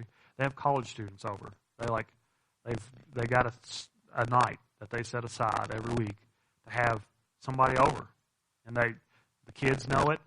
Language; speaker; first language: English; native; English